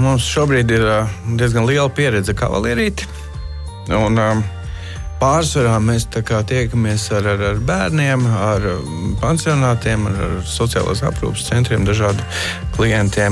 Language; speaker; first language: Latvian; native; Latvian